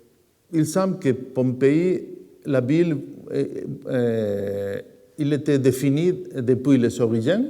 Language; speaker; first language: French; non-native, fluent; Spanish